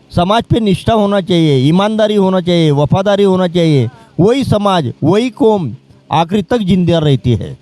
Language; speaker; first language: Hindi; non-native, local second language; Marathi